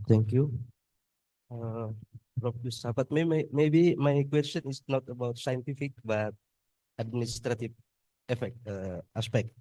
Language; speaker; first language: English; non-native, fluent; Indonesian